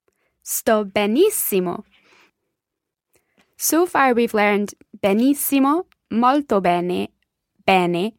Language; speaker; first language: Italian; non-native, learner; English